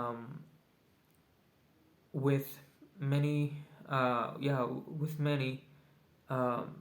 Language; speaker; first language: English; non-native, learner; Spanish